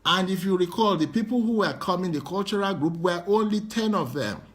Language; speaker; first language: English; non-native, local second language; Yoruba